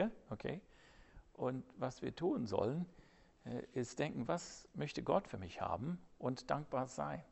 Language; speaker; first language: German; non-native, fluent; English